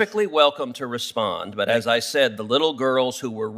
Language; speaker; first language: English; native; English